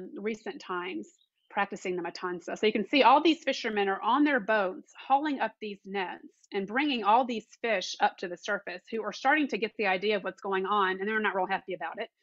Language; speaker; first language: English; native; English